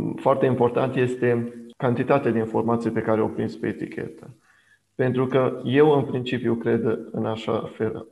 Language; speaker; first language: Romanian; non-native, local second language; Hungarian